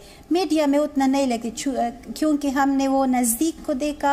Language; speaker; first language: Hindi; non-native, learner; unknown